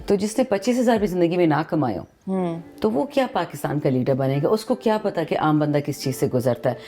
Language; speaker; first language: Urdu; non-native, local second language; Pashto